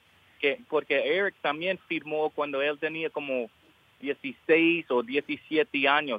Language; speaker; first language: Spanish; early bilingual, heritage; English